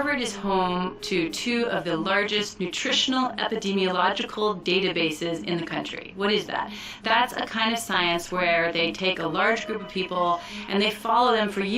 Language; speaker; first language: English; native; English